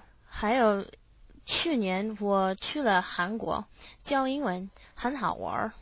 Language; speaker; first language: Chinese; non-native, learner; English